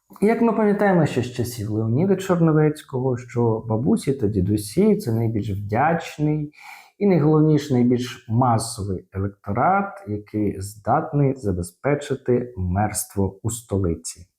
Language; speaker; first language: Ukrainian; native; Ukrainian